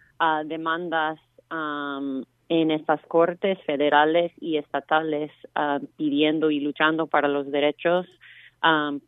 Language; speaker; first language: Spanish; non-native, fluent; English